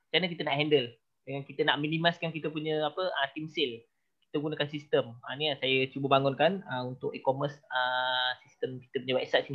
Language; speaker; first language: Malay; native; Malay